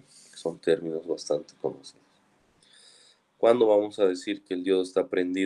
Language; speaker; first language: Spanish; native; Spanish